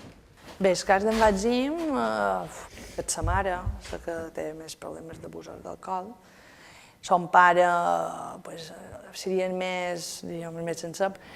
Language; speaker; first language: Catalan; native; Catalan